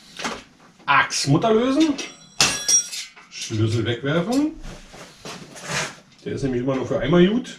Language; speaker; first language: German; native; German